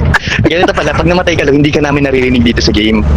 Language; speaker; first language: Filipino; native; Filipino